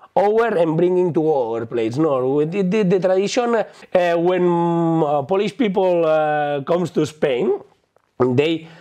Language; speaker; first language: English; non-native, fluent; Spanish